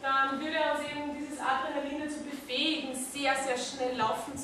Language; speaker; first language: German; native; German